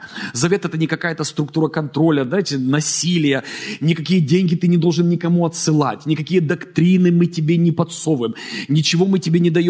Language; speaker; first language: Russian; native; Russian